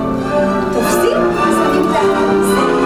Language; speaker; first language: Hebrew; native; Hebrew